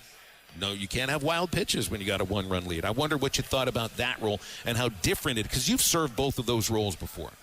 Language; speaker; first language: English; native; English